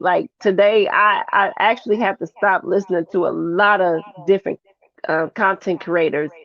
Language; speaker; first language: English; native; English